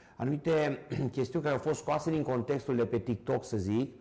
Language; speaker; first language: Romanian; native; Romanian